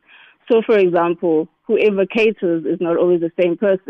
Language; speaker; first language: English; non-native, local second language; Southern Sotho